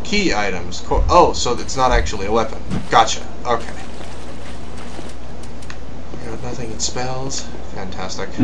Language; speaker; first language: English; native; English